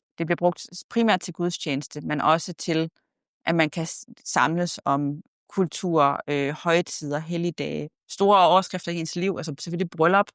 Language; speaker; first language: Danish; native; Danish